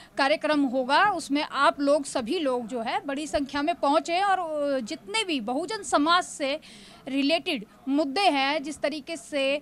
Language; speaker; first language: Hindi; native; Hindi